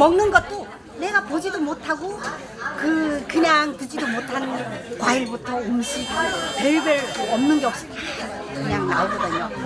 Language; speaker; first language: Korean; early bilingual, heritage; Korean